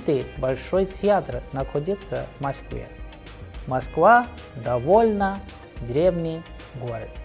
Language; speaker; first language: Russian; non-native, fluent; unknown